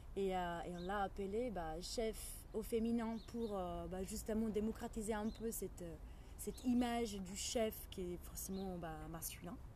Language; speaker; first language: French; non-native, fluent; Italian